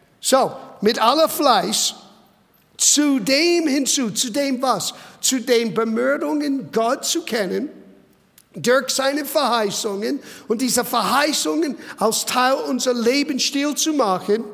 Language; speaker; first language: German; non-native, fluent; English